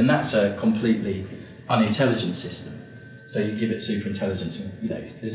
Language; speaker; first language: English; native; English